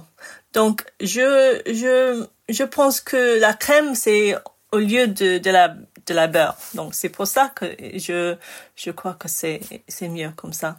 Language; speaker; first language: French; non-native, fluent; English